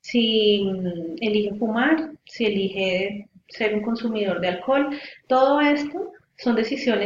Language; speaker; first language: Spanish; native; Spanish